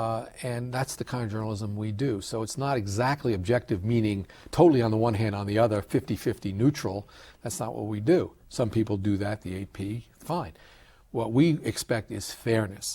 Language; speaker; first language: English; native; English